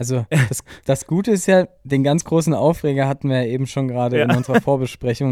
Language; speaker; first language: German; native; German